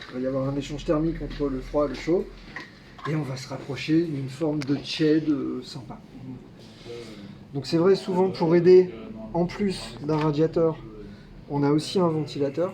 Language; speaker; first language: French; native; French